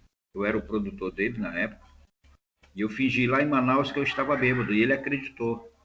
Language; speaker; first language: Portuguese; native; Portuguese